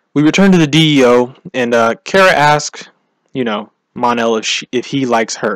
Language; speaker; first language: English; native; English